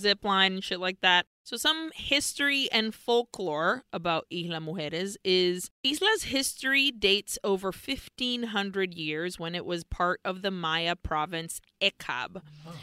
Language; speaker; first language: English; early bilingual, other home language; Spanish